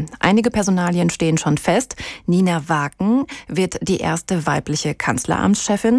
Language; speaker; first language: German; native; German